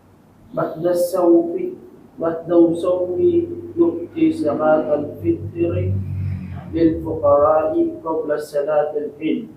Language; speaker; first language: Arabic; non-native, learner; Filipino